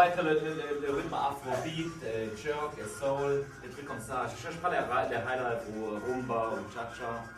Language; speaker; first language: French; non-native, fluent; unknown